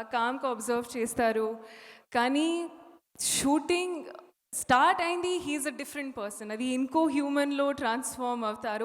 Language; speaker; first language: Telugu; non-native, learner; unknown